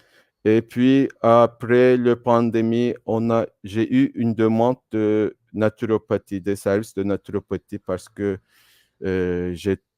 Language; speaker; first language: French; non-native, fluent; Turkish